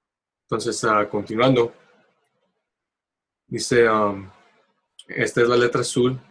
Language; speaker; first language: Spanish; early bilingual, heritage; Spanish